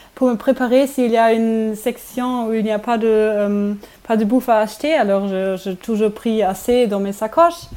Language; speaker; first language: French; non-native, learner; German